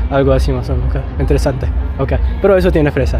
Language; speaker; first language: Spanish; non-native, learner; English